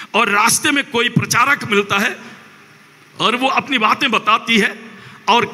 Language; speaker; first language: Hindi; non-native, local second language; Malayalam